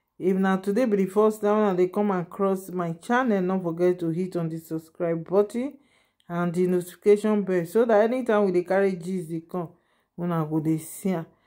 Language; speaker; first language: Nigerian Pidgin; non-native, local second language; Yoruba